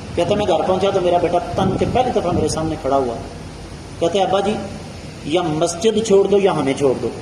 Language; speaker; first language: Urdu; non-native, local second language; Punjabi